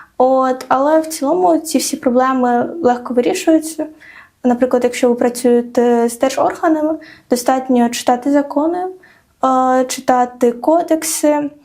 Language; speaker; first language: Ukrainian; non-native, local second language; Crimean Tatar